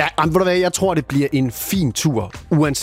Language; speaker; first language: Danish; native; Danish